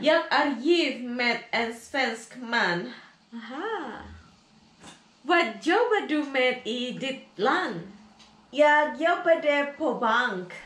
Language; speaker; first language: Swedish; non-native, learner; Indonesian